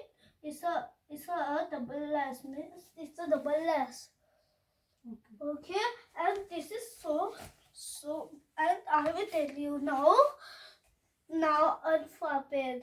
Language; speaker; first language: English; non-native, learner; Hindi